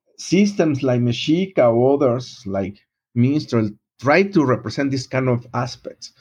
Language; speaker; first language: English; non-native, fluent; Spanish